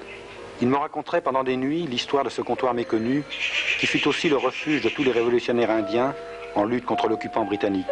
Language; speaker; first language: French; native; French